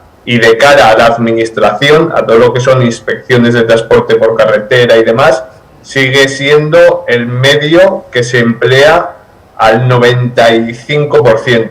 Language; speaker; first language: Spanish; native; Spanish